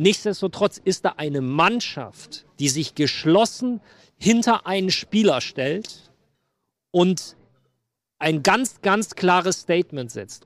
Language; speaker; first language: German; native; German